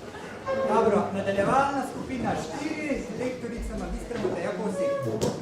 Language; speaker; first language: Slovenian; native; Slovenian